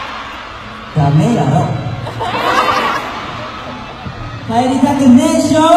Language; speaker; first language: Japanese; non-native, fluent; Korean